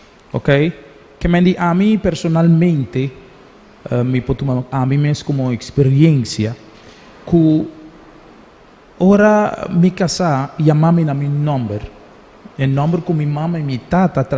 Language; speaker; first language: Portuguese; non-native, learner; Papiamento